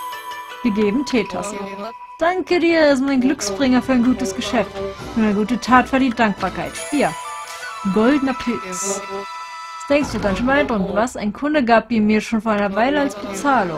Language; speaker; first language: German; native; German